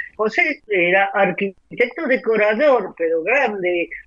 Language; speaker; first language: Spanish; non-native, fluent; French